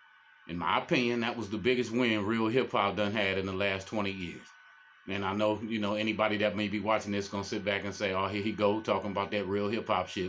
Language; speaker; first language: English; native; English